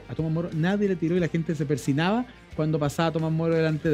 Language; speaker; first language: Spanish; native; Spanish